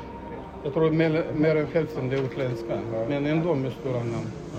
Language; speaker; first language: Swedish; non-native, fluent; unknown